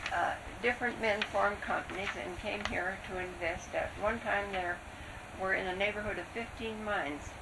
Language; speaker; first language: English; native; English